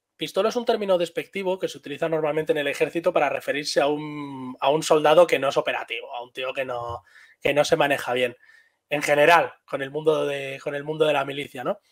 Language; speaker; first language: Spanish; native; Spanish